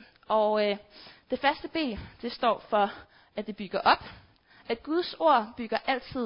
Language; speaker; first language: Danish; native; Danish